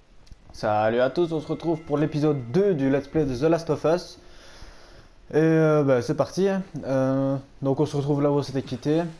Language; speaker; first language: French; native; French